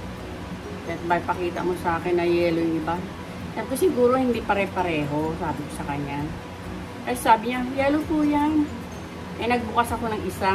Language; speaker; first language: Filipino; native; Filipino